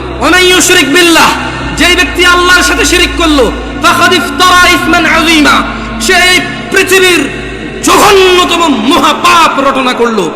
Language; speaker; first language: Bangla; early bilingual, heritage; Bangla